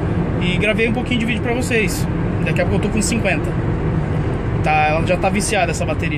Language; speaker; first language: Portuguese; native; Portuguese